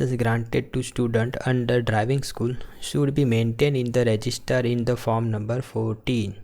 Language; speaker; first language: English; non-native, local second language; Gujarati